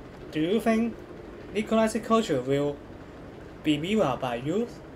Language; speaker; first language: English; non-native, learner; Chinese